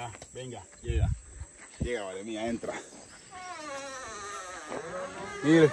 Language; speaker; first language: Spanish; native; Spanish